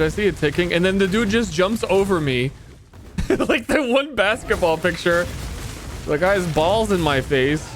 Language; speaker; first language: English; native; English